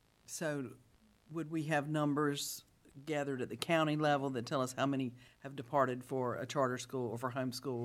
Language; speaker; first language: English; native; English